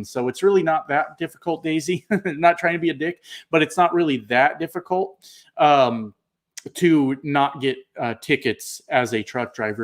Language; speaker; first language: English; native; English